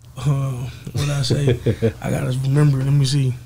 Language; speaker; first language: English; native; English